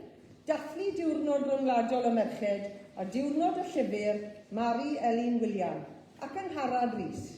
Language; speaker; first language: Welsh; native; Welsh